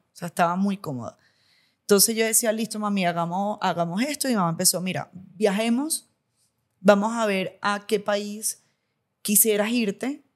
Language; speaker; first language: Spanish; native; Spanish